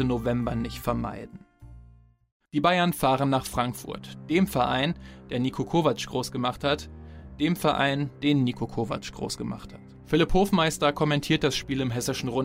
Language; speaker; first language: German; native; German